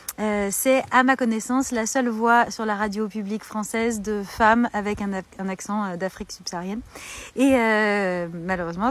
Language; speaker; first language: French; native; French